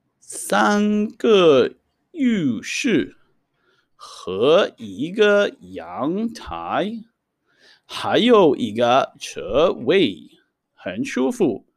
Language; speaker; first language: Chinese; non-native, fluent; Hebrew